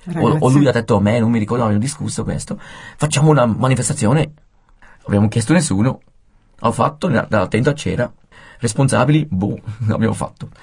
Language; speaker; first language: Italian; native; Italian